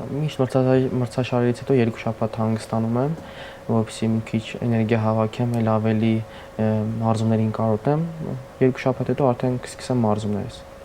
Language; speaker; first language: Armenian; non-native, local second language; Kurdish